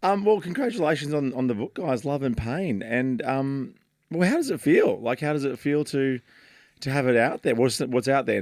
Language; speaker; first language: English; native; English